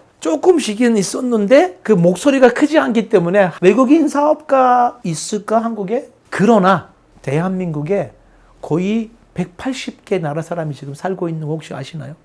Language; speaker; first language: Korean; non-native, fluent; Turkish